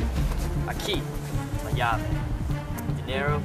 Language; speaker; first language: Spanish; non-native, learner; English